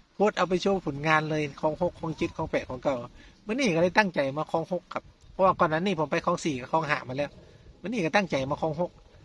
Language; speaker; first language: Thai; non-native, local second language; Northeastern Thai